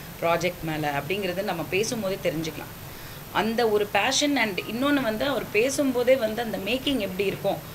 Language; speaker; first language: Tamil; native; Tamil